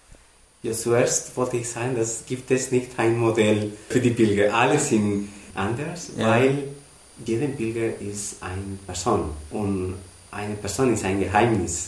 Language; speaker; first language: German; non-native, learner; Spanish